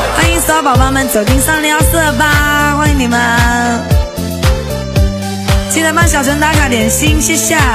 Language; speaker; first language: Chinese; non-native, local second language; Min Nan Chinese